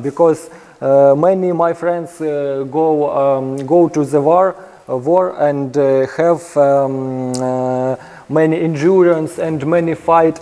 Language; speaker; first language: English; non-native, learner; Ukrainian